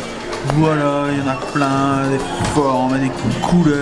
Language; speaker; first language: French; native; French